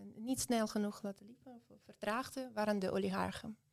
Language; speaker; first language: Dutch; non-native, fluent; Ukrainian